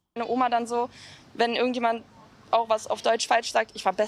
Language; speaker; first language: German; native; German